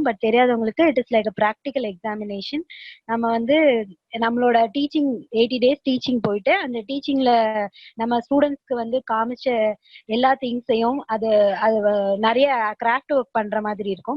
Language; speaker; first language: Tamil; native; Tamil